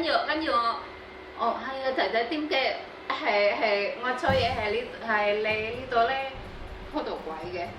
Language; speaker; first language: Chinese; non-native, learner; Indonesian